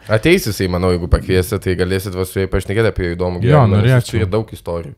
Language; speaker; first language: Lithuanian; non-native, local second language; Russian